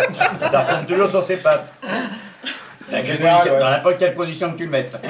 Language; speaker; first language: French; native; French